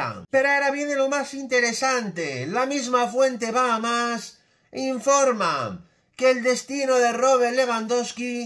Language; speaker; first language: Spanish; native; Spanish